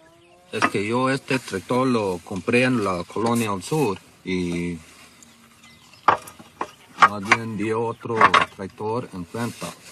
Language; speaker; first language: Spanish; non-native, local second language; Plautdietsch